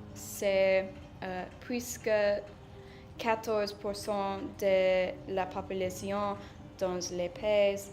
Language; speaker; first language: French; non-native, learner; English